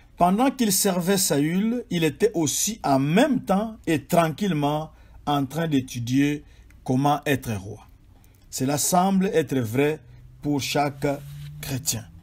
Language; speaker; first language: French; non-native, local second language; Swahili